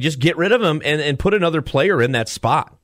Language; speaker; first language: English; native; English